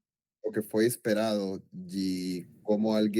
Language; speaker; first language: Spanish; non-native, learner; Portuguese